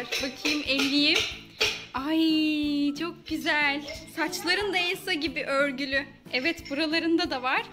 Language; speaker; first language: Turkish; native; Turkish